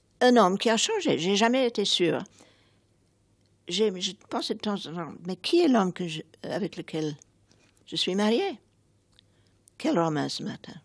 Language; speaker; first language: French; non-native, fluent; English